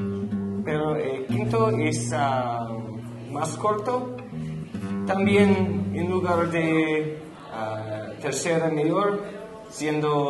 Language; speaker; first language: Spanish; non-native, learner; English